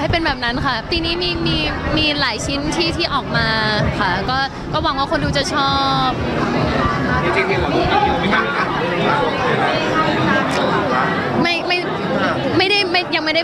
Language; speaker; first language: Thai; native; Thai